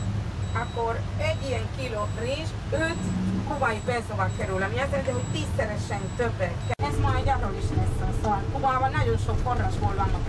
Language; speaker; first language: Hungarian; non-native, fluent; Spanish